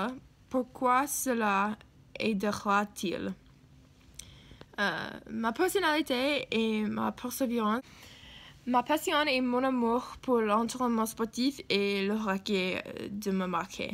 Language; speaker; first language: French; non-native, learner; English